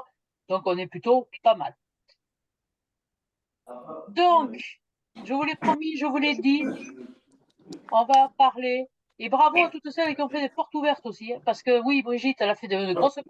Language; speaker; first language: French; native; French